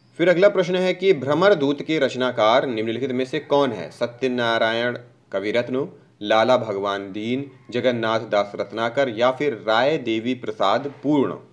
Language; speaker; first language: Hindi; native; Hindi